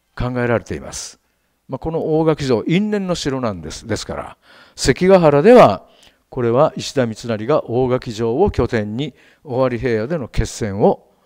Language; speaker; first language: Japanese; native; Japanese